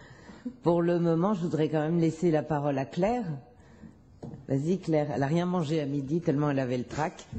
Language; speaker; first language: French; native; French